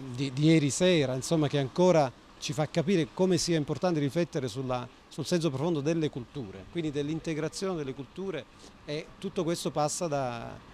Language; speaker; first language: Italian; native; Italian